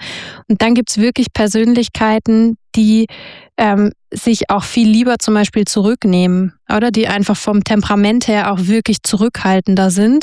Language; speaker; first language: German; native; German